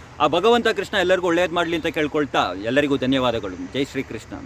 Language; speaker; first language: Kannada; native; Kannada